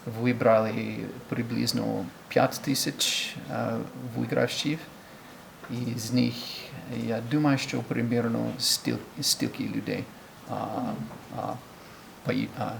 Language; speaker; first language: Ukrainian; non-native, learner; English